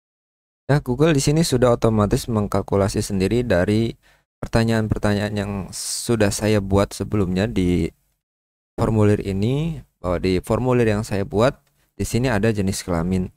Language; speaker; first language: Indonesian; native; Indonesian